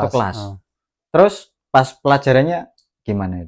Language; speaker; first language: Indonesian; native; Indonesian